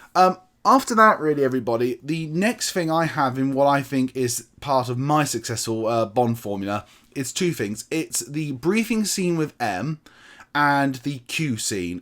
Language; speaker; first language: English; native; English